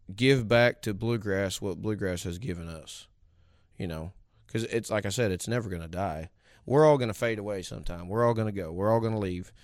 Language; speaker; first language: English; native; English